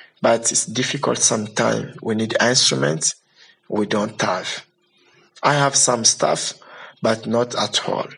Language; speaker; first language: English; non-native, learner; Lingala